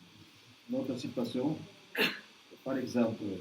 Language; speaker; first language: French; non-native, learner; Portuguese